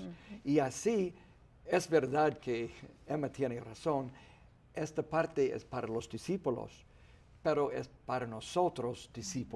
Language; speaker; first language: Spanish; non-native, fluent; English